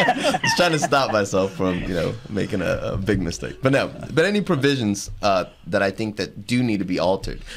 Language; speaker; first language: English; native; English